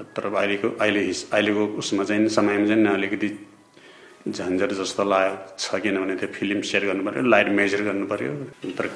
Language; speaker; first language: Nepali; non-native, local second language; Eastern Tamang